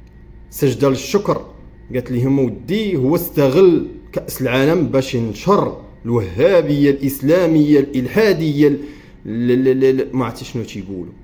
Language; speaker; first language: Arabic; native; Arabic